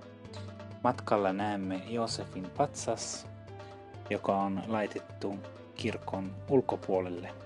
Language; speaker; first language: Finnish; non-native, fluent; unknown